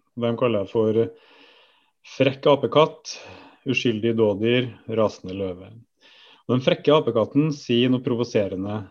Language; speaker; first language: Norwegian; native; Norwegian